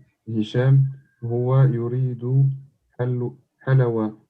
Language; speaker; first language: Arabic; non-native, learner; French